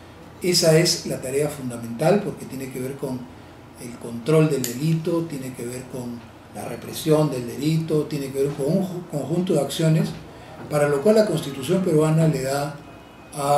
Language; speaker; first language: Spanish; native; Spanish